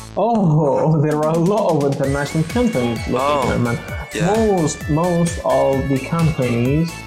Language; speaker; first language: English; non-native, fluent; Arabic